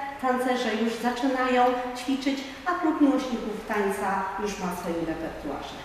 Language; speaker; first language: Polish; native; Polish